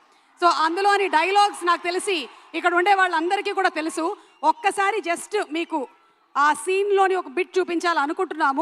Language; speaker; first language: Telugu; native; Telugu